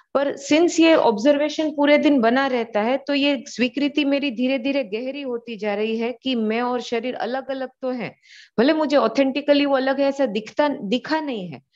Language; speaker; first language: Hindi; non-native, local second language; Gujarati